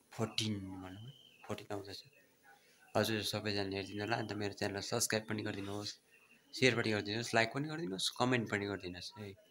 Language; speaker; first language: Nepali; native; Nepali